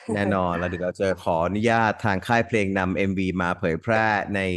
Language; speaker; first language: Thai; early bilingual, other home language; Hindi